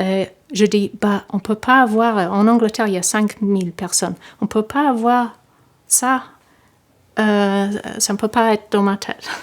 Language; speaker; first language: French; non-native, fluent; English